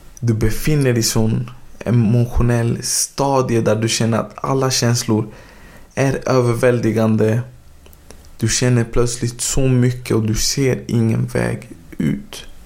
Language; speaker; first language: Swedish; early bilingual, other home language; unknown